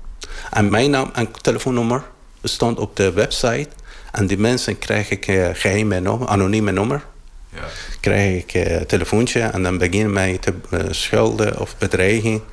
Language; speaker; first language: Dutch; non-native, learner; Arabic